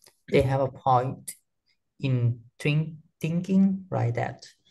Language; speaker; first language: English; non-native, learner; Thai